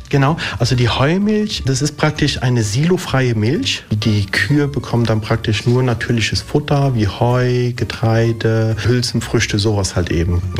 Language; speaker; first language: German; early bilingual, other home language; Italian